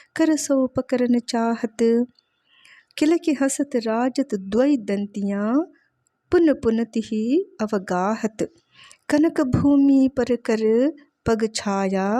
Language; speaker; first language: Hindi; non-native, local second language; Telugu